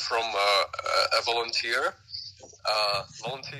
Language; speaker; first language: English; non-native, fluent; Ukrainian